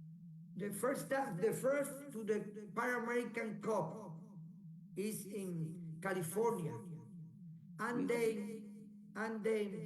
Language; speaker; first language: English; non-native, learner; Spanish